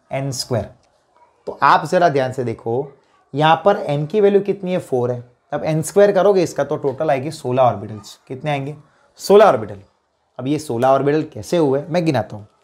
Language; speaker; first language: Hindi; non-native, local second language; Gujarati